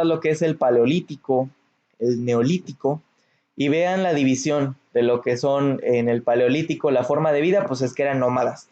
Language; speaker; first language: Spanish; native; Spanish